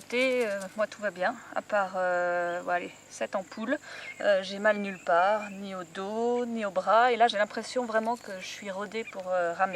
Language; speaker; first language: French; native; French